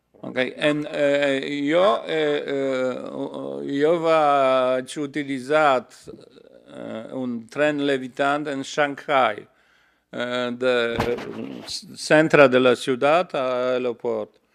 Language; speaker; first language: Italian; non-native, learner; Polish